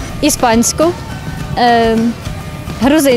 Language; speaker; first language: Ukrainian; non-native, local second language; Armenian